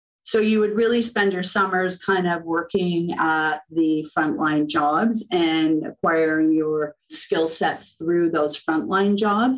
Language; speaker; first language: English; native; English